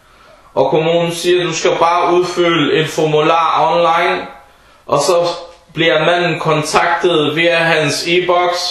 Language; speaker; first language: Danish; early bilingual, other home language; Arabic